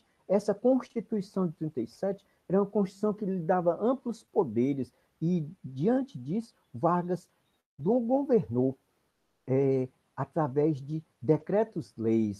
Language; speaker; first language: Portuguese; native; Portuguese